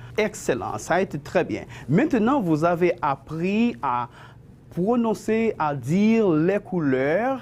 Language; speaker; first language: French; non-native, fluent; Spanish